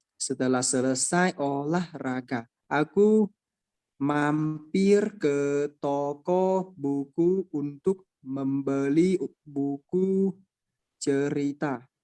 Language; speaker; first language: Indonesian; non-native, learner; Chinese